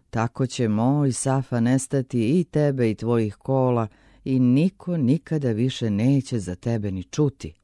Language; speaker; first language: Serbian; native; Serbian